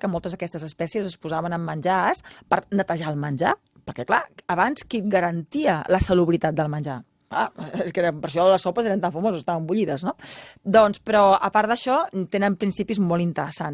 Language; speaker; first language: Catalan; native; Catalan